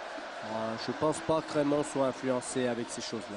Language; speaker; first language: French; native; French